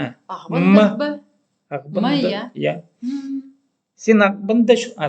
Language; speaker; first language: Chinese; non-native, learner; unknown